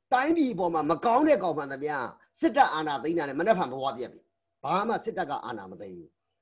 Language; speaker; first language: Burmese; native; Burmese